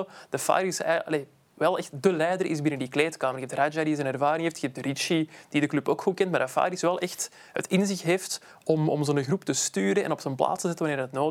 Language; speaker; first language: Dutch; native; Dutch